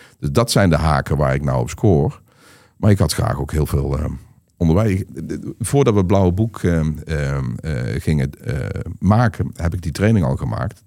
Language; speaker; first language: Dutch; native; Dutch